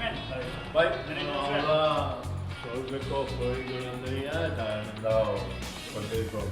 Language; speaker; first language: Basque; non-native, local second language; Spanish